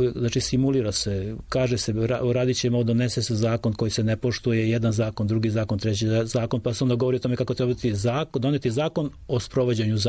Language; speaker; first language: Serbian; native; Serbian